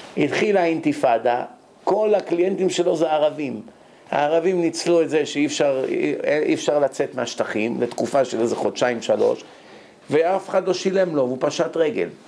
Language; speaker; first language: Hebrew; native; Hebrew